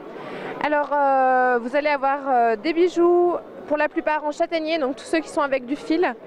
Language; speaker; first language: French; native; French